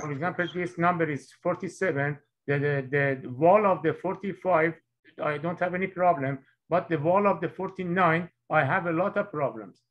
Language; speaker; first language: English; non-native, fluent; Persian